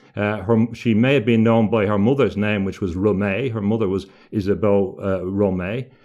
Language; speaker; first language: English; native; English